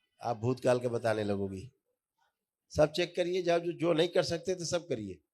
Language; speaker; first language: Hindi; native; Hindi